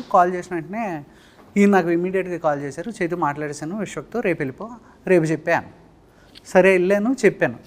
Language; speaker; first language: Telugu; native; Telugu